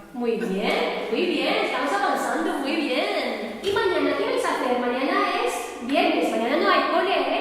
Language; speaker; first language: Spanish; non-native, fluent; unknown